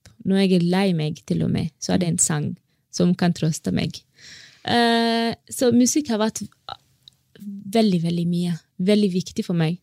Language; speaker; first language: Norwegian; non-native, fluent; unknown